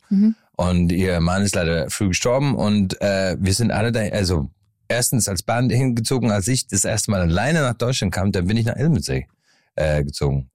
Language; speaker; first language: German; non-native, fluent; English